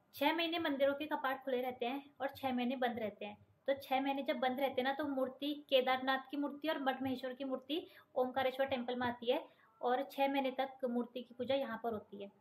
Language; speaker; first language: Hindi; native; Hindi